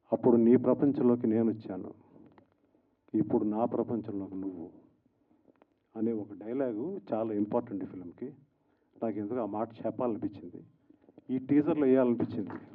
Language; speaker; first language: Telugu; native; Telugu